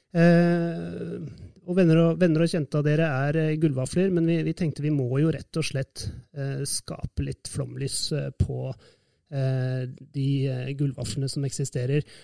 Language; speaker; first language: Norwegian; native; Norwegian